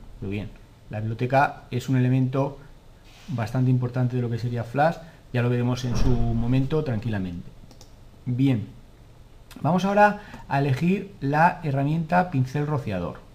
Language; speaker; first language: Spanish; native; Spanish